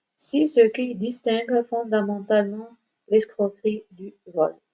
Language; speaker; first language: French; non-native, local second language; Arabic